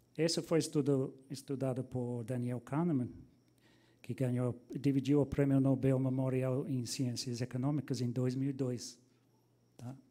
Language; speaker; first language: Portuguese; non-native, fluent; English